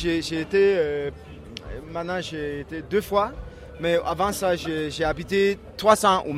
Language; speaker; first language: French; non-native, learner; Danish